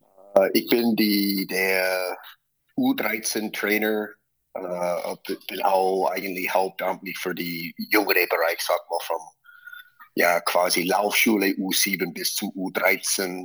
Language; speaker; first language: German; non-native, fluent; English